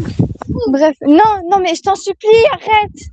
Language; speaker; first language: French; native; French